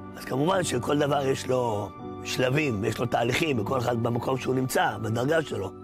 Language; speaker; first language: Hebrew; native; Hebrew